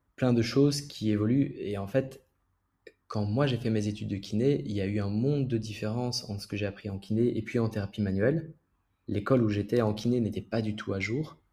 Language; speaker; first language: French; native; French